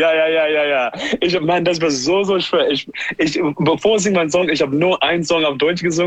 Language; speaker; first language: German; non-native, learner; English